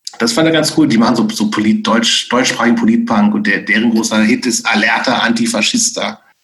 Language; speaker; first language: German; native; German